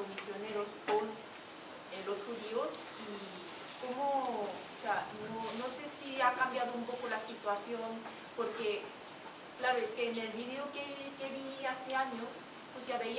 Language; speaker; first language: Spanish; native; Spanish